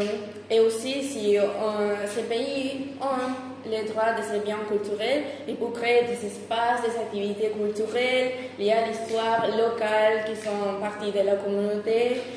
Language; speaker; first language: French; non-native, fluent; Spanish